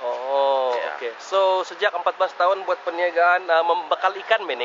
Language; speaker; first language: Indonesian; non-native, local second language; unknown